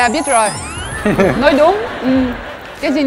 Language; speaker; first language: Vietnamese; non-native, fluent; French